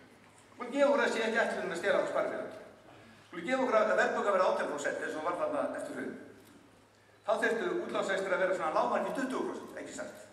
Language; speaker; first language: Icelandic; native; Icelandic